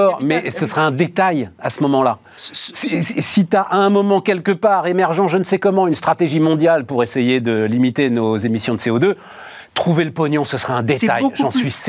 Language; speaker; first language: French; native; French